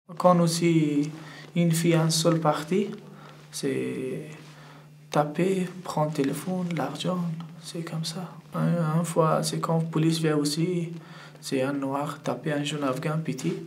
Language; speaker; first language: French; non-native, learner; Persian